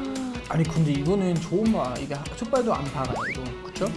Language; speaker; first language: Korean; non-native, fluent; German